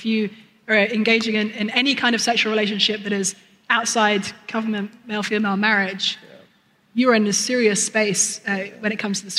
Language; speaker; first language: English; native; English